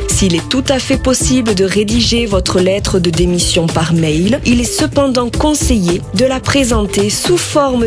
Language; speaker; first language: French; native; French